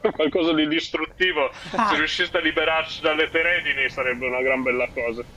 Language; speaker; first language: Italian; native; Italian